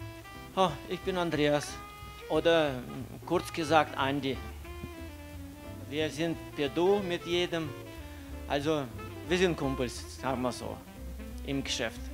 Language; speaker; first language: German; non-native, fluent; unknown